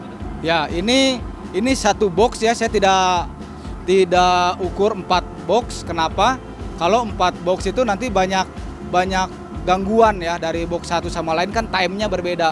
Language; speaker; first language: Indonesian; native; Indonesian